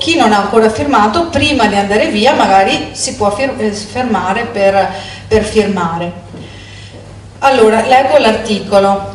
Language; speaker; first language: Italian; native; Italian